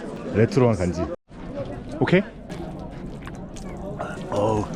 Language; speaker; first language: Korean; native; Korean